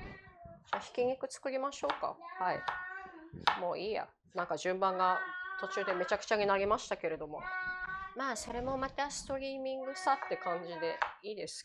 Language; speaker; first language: Japanese; native; Japanese